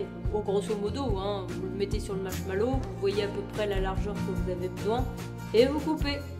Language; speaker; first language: French; native; French